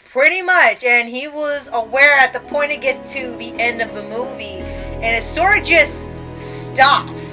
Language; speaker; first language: English; native; English